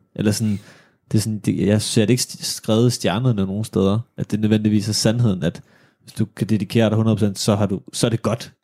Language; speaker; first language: Danish; native; Danish